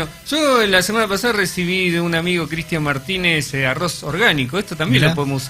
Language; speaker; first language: Spanish; native; Spanish